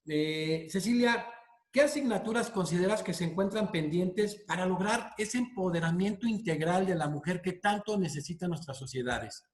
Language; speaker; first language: Spanish; native; Spanish